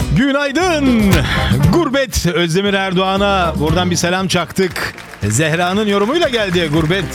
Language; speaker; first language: Turkish; early bilingual, heritage; Turkish